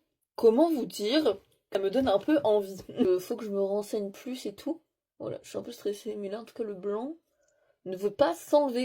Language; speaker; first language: French; native; French